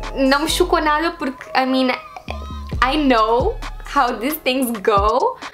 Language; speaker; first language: Portuguese; early bilingual, heritage; Portuguese